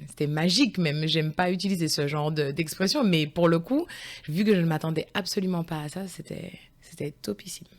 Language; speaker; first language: French; early bilingual, other home language; Guadeloupean Creole French